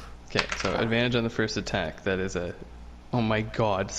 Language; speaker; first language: English; native; English